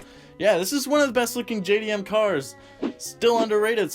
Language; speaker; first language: English; native; English